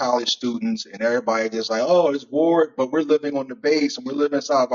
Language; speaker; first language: English; native; English